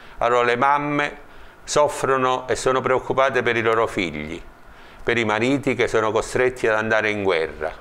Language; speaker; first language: Italian; native; Italian